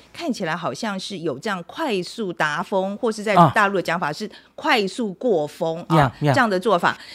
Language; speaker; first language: Chinese; native; Chinese